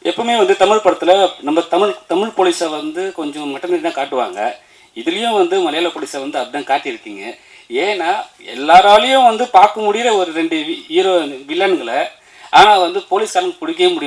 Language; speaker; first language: Tamil; native; Tamil